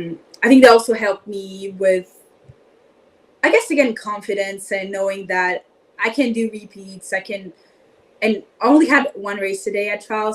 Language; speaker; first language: English; non-native, fluent; French